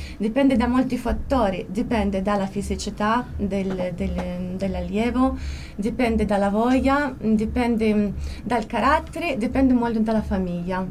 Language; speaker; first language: Italian; non-native, fluent; Russian